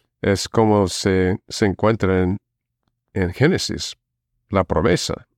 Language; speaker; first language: Spanish; non-native, fluent; English